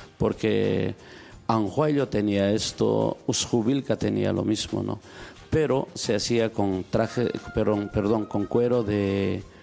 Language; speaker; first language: Spanish; non-native, local second language; Quechua